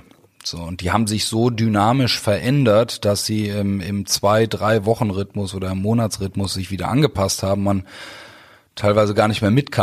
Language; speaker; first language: German; native; German